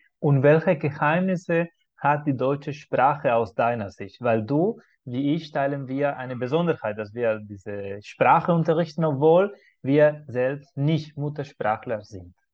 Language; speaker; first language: German; non-native, fluent; Spanish